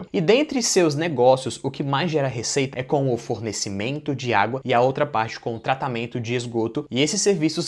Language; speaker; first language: Portuguese; native; Portuguese